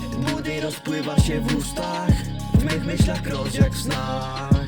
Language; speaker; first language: Polish; early bilingual, heritage; Polish